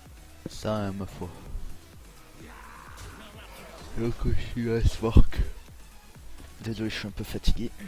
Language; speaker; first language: French; native; French